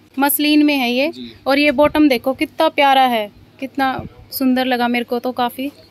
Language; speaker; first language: Hindi; native; Hindi